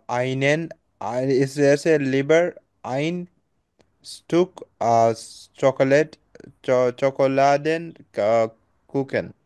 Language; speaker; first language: German; non-native, learner; Bangla